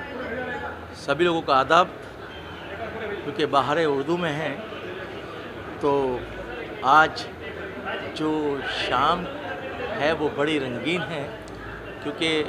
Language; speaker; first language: Hindi; native; Hindi